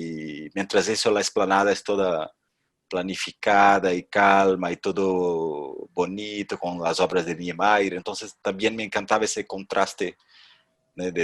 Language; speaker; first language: Spanish; non-native, fluent; Portuguese